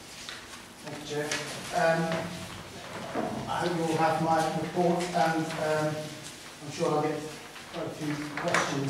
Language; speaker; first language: English; native; English